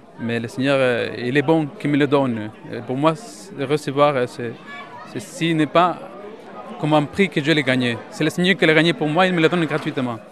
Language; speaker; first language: French; non-native, fluent; Spanish